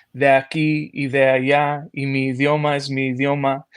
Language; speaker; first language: Spanish; early bilingual, other home language; English